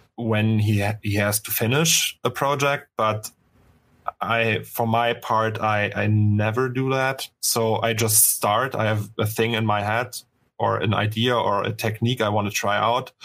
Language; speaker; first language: English; non-native, fluent; German